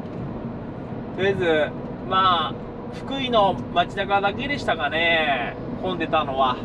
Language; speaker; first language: Japanese; native; Japanese